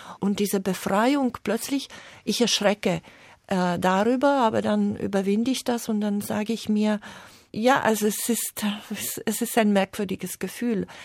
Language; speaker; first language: German; non-native, fluent; Slovak